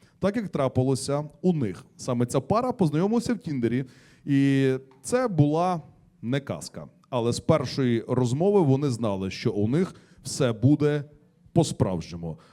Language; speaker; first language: Ukrainian; native; Ukrainian